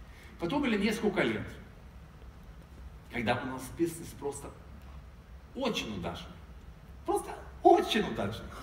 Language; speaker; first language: Russian; non-native, fluent; Swedish